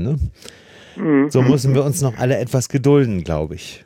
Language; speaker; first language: German; native; German